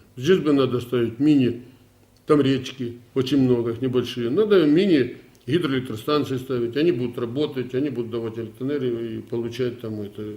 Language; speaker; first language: Russian; native; Russian